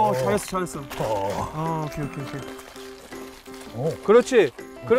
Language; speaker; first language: Korean; non-native, fluent; English